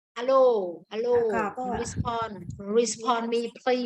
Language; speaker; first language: English; non-native, learner; Vietnamese